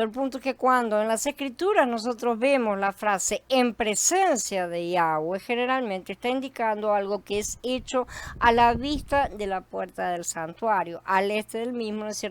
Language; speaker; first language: Spanish; native; Spanish